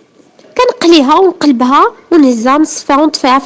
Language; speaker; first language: Arabic; native; Arabic